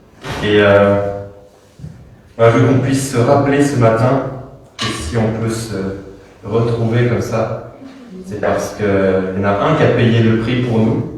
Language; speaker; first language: French; native; French